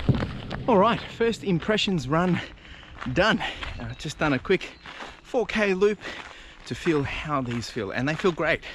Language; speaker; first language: English; native; English